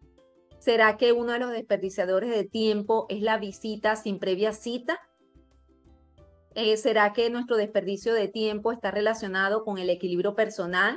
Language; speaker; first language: Spanish; native; Spanish